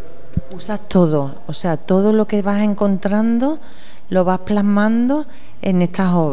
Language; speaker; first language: Spanish; native; Spanish